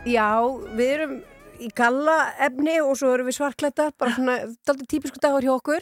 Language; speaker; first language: Icelandic; native; Icelandic